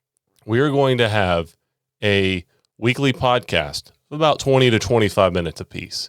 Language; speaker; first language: English; native; English